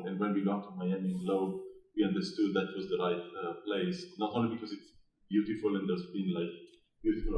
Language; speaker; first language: English; non-native, fluent; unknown